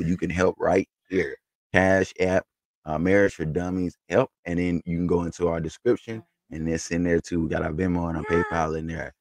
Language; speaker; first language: English; native; English